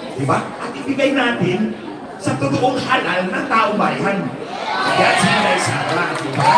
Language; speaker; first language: Filipino; non-native, local second language; Cebuano